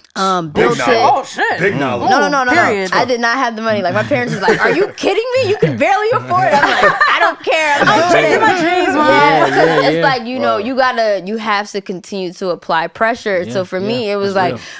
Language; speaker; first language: English; native; English